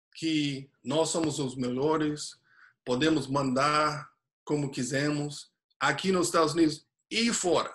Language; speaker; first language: Portuguese; non-native, fluent; English